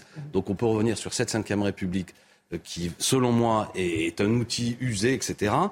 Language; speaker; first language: French; native; French